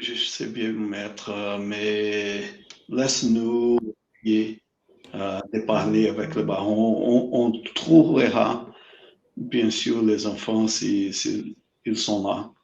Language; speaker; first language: French; non-native, fluent; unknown